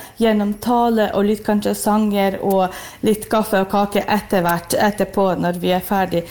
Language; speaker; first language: Norwegian; non-native, fluent; Ukrainian